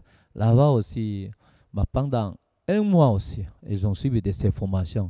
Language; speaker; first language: French; non-native, learner; Korean